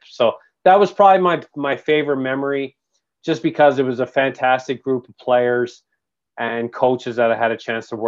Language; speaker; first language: English; native; English